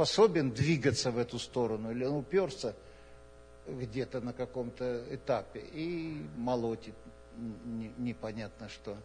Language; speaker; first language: Russian; native; Russian